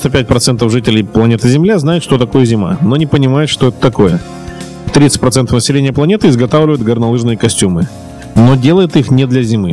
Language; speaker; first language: Russian; native; Russian